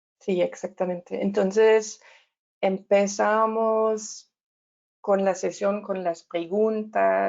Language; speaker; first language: Spanish; non-native, learner; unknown